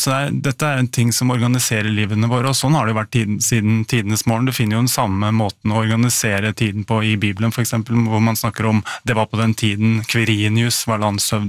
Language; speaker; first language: Norwegian; native; Norwegian